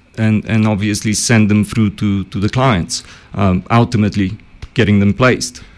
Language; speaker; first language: English; early bilingual, other home language; Bulgarian